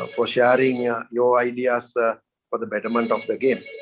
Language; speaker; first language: English; non-native, local second language; Sinhala